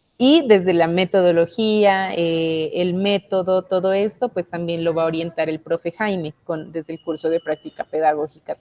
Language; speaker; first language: Spanish; native; Spanish